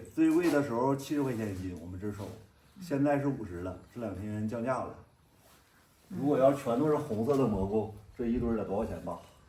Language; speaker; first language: Chinese; native; Chinese